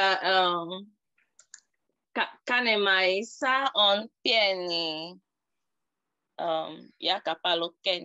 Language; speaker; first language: Finnish; non-native, learner; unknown